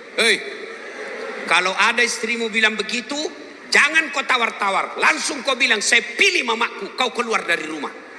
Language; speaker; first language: Indonesian; non-native, local second language; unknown